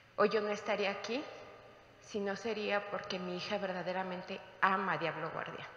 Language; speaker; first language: Spanish; native; Spanish